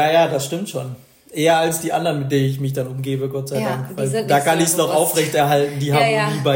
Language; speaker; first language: German; native; German